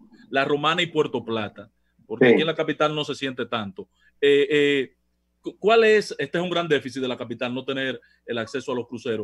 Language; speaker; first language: Spanish; native; Spanish